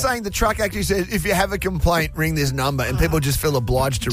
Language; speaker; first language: English; native; English